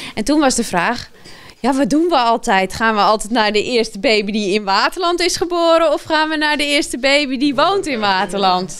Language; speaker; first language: Dutch; native; Dutch